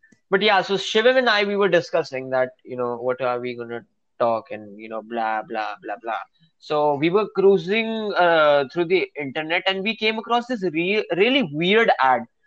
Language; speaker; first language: English; non-native, local second language; Hindi